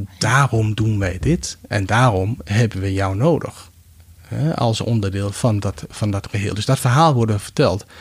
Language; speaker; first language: Dutch; non-native, fluent; Danish